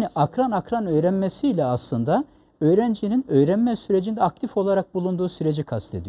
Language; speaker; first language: Turkish; native; Turkish